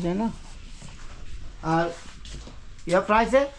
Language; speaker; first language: Hindi; non-native, learner; Bangla